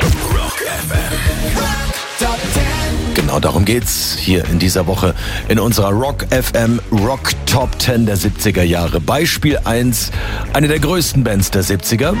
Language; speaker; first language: German; native; German